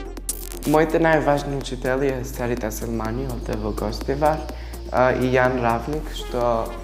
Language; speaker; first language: Macedonian; non-native, local second language; Albanian